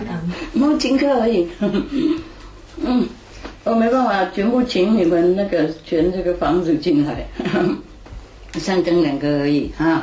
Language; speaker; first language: Chinese; non-native, fluent; Vietnamese